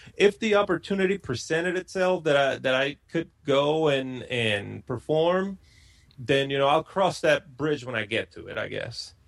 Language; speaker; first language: English; non-native, fluent; Spanish